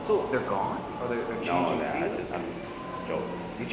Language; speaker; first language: English; native; English